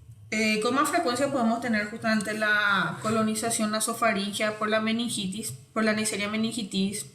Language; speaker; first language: Spanish; native; Spanish